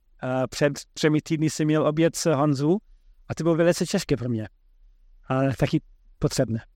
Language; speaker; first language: Czech; non-native, fluent; English